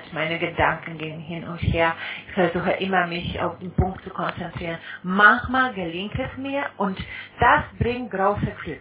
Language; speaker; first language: German; non-native, fluent; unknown